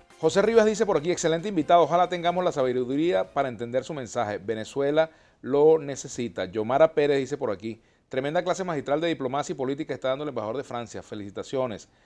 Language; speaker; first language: Spanish; native; Spanish